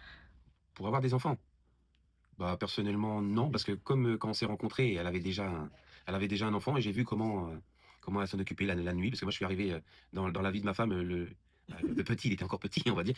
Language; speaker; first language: French; native; French